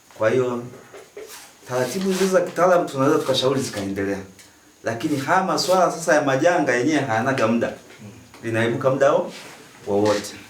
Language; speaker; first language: Swahili; native; Swahili